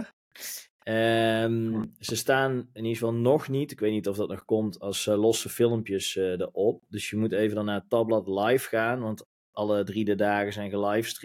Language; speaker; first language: Dutch; native; Dutch